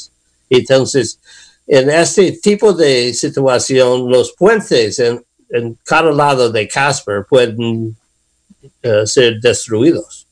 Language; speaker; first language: Spanish; non-native, learner; English